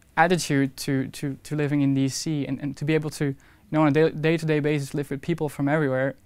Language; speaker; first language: English; non-native, fluent; Dutch